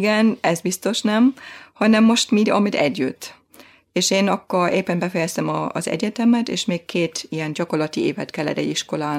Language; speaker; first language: Hungarian; non-native, fluent; German